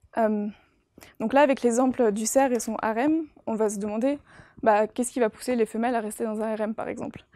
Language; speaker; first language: French; native; French